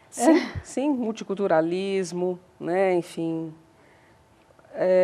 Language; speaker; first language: Portuguese; native; Portuguese